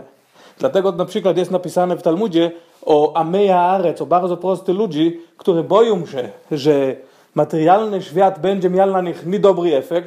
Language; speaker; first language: Polish; non-native, fluent; Hebrew